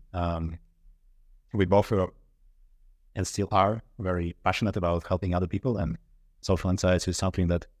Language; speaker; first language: English; non-native, fluent; Russian